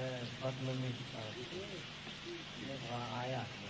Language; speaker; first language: Arabic; native; Arabic